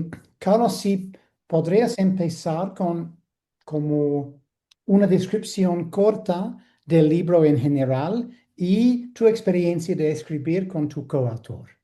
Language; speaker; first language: Spanish; non-native, fluent; English